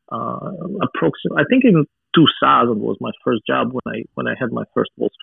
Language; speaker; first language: English; non-native, fluent; Russian